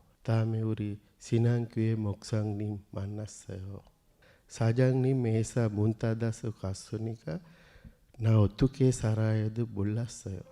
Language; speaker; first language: Korean; non-native, learner; Sinhala